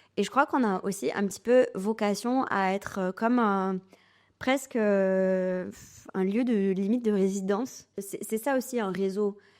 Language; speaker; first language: French; early bilingual, other home language; English